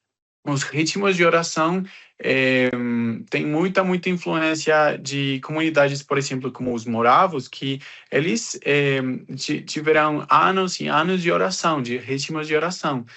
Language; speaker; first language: Portuguese; non-native, fluent; Spanish